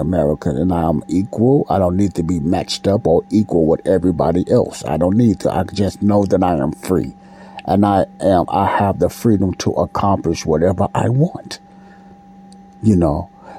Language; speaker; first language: English; native; English